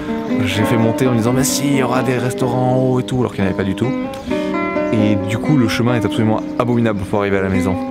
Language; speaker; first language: French; native; French